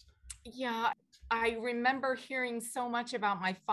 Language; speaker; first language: English; native; English